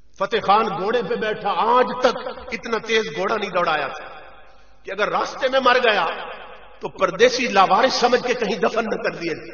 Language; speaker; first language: Urdu; native; Urdu